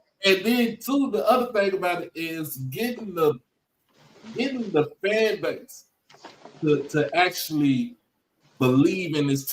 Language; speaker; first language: English; native; English